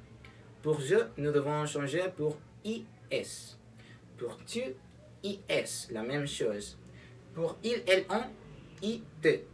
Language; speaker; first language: French; non-native, learner; Spanish